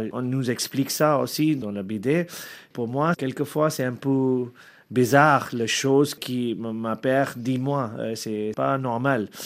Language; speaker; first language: French; non-native, learner; Arabic